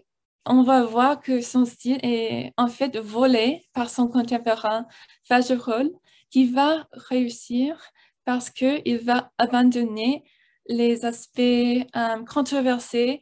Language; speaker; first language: French; non-native, learner; English